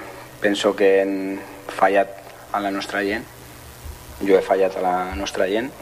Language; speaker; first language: Catalan; non-native, fluent; Spanish